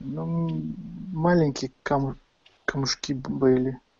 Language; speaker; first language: Russian; non-native, fluent; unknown